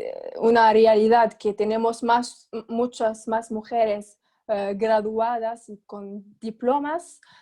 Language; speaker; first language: Spanish; non-native, fluent; Arabic